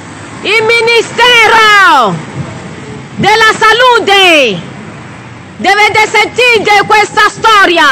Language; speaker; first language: Italian; non-native, learner; Nigerian Pidgin